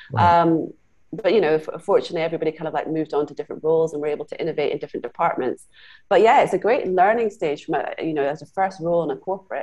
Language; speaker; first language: English; native; English